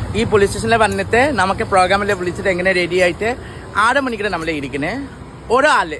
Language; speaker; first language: Malayalam; non-native, fluent; Assamese